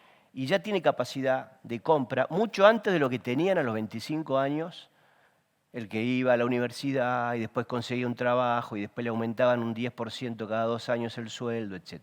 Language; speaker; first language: Spanish; native; Spanish